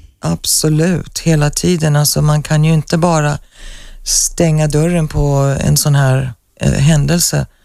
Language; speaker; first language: Swedish; native; Swedish